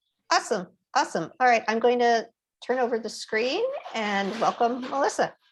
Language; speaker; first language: English; native; English